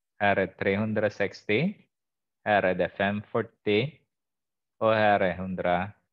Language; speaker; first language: Swedish; non-native, fluent; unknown